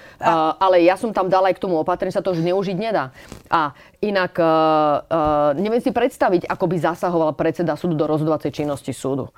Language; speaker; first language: Slovak; native; Slovak